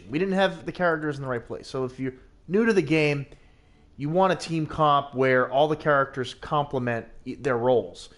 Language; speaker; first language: English; native; English